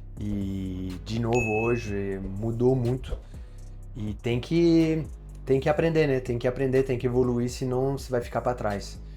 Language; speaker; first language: Portuguese; non-native, fluent; French